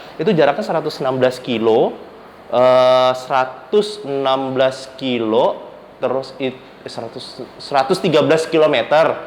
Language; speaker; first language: Indonesian; native; Indonesian